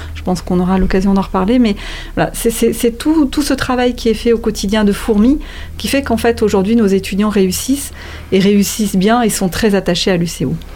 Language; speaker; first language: French; native; French